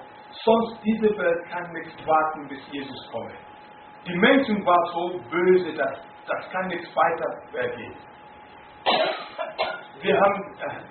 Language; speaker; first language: German; non-native, fluent; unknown